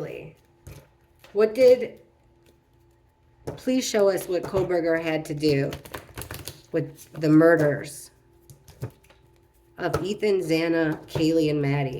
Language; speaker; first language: English; native; English